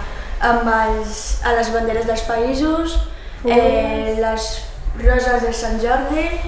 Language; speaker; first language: Catalan; non-native, learner; Portuguese